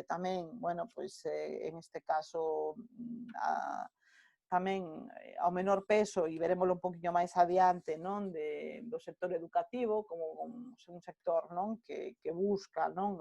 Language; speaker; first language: Galician; non-native, local second language; Spanish